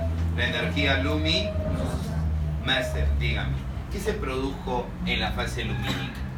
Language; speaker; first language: Spanish; native; Spanish